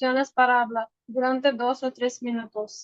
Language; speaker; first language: Spanish; non-native, fluent; Bangla